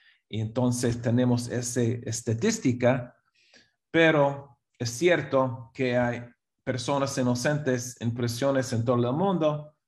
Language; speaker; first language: Spanish; non-native, fluent; English